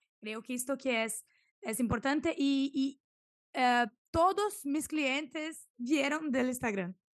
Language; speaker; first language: Spanish; non-native, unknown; Portuguese